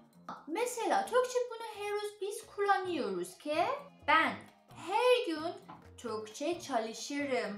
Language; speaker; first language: Turkish; non-native, learner; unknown